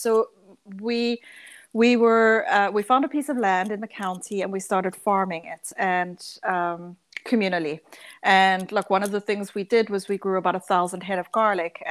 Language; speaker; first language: English; early bilingual, other home language; Dutch